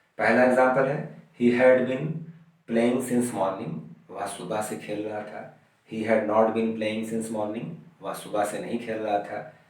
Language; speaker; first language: Hindi; native; Hindi